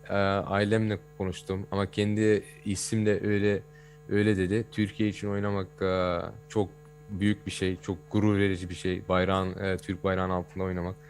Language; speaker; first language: Turkish; early bilingual, heritage; Turkish